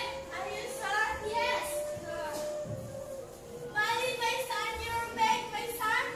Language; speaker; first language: English; non-native, learner; Indonesian